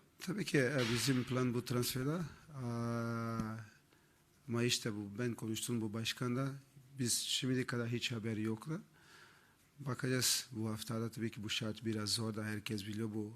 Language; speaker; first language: Turkish; non-native, learner; Portuguese